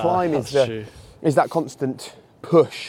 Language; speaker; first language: English; native; English